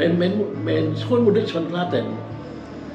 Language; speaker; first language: Dutch; early bilingual, heritage; Dutch